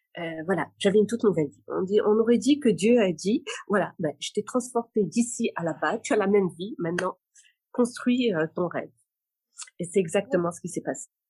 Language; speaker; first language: French; non-native, local second language; Arabic